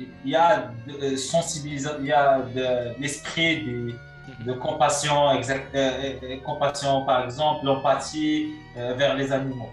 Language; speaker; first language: French; non-native, local second language; Arabic